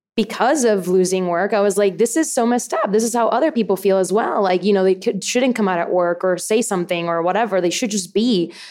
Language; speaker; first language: English; early bilingual, other home language; Spanish